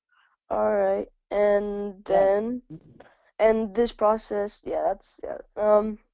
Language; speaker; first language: English; native; English